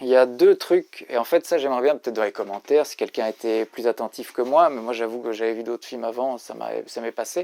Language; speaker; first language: French; native; French